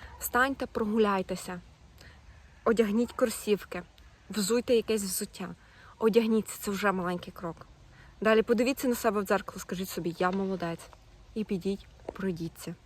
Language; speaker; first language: Ukrainian; non-native, local second language; Russian